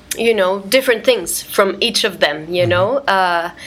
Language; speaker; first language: English; non-native, fluent; Spanish